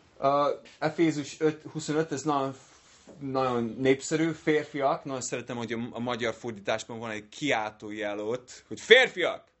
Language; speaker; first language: Hungarian; non-native, fluent; English